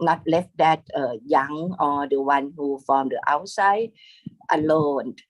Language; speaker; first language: English; non-native, fluent; Thai